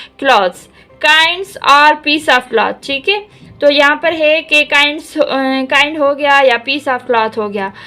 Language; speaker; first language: Urdu; non-native, local second language; Sindhi